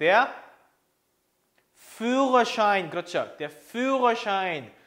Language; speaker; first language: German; non-native, fluent; Korean